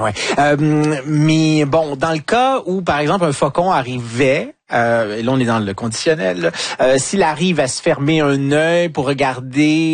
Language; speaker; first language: French; native; French